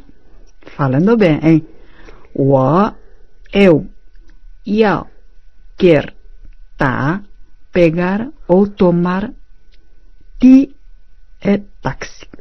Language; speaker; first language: Portuguese; non-native, fluent; Chinese